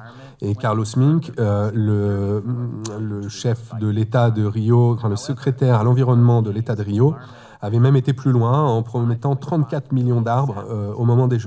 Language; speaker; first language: French; native; French